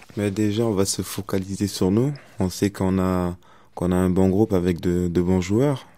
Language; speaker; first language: French; native; French